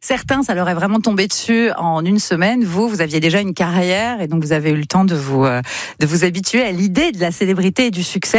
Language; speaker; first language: French; native; French